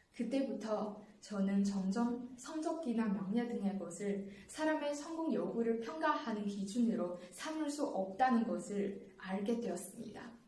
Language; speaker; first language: Korean; non-native, fluent; Chinese